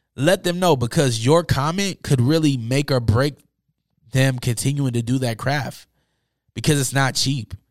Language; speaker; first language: English; native; English